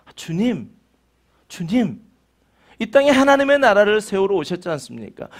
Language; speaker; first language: Korean; native; Korean